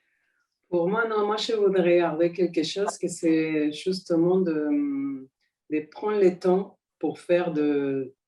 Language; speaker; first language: French; non-native, fluent; Spanish